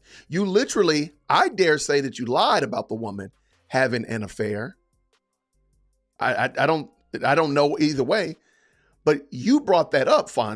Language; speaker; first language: English; native; English